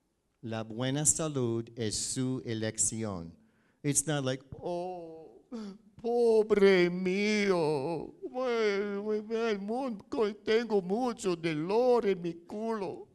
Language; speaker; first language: Spanish; non-native, learner; English